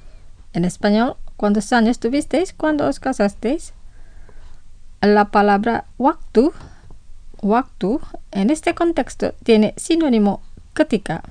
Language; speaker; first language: Spanish; non-native, fluent; Indonesian